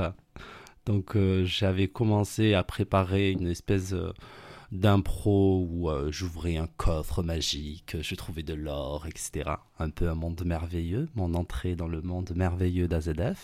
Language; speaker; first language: French; native; French